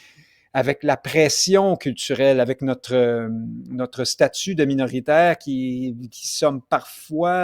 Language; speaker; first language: French; native; French